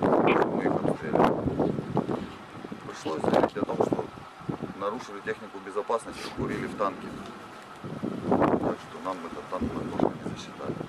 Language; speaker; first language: Russian; native; Russian